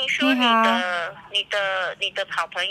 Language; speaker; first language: Chinese; native; Chinese